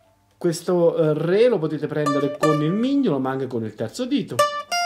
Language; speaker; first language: Italian; native; Italian